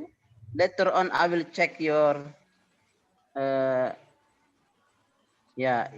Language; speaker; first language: English; non-native, fluent; Indonesian